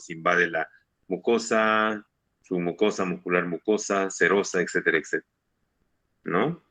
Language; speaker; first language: Spanish; native; Spanish